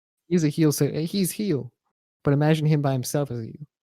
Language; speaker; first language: English; native; English